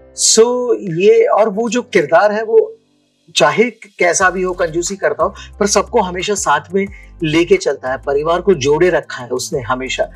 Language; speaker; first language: Hindi; non-native, local second language; Gujarati